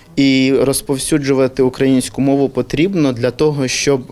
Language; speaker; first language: Ukrainian; non-native, local second language; Turkish